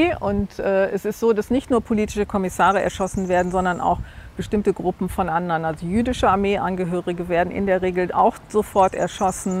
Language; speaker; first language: German; native; German